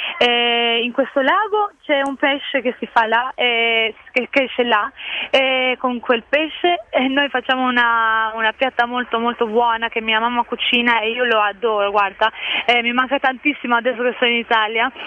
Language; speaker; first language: Italian; non-native, fluent; Albanian